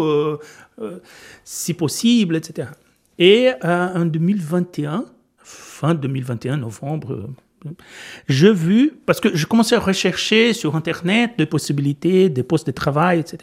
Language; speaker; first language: French; non-native, fluent; Portuguese